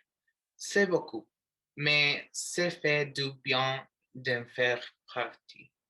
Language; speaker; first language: French; non-native, learner; Spanish